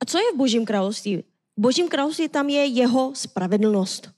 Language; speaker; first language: Czech; non-native, learner; Korean